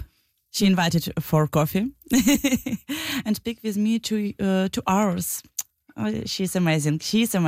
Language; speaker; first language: English; non-native, learner; Ukrainian